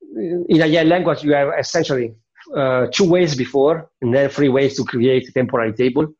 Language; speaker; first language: English; non-native, fluent; Italian